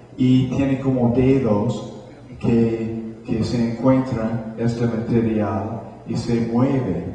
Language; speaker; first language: Spanish; non-native, fluent; English